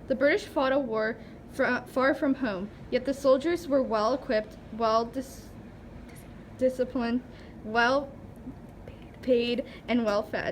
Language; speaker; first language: English; native; English